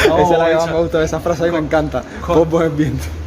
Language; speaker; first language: Spanish; native; Spanish